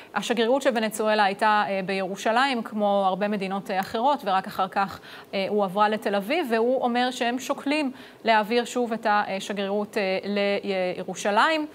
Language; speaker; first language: Hebrew; native; Hebrew